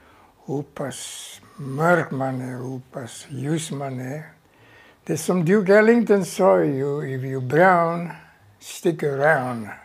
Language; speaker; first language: Swedish; non-native, fluent; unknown